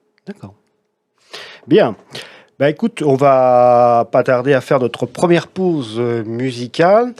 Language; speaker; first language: French; native; French